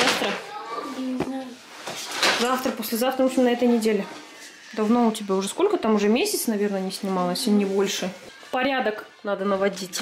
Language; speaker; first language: Russian; native; Russian